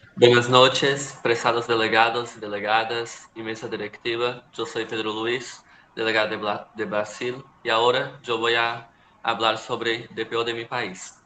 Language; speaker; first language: Spanish; non-native, learner; Portuguese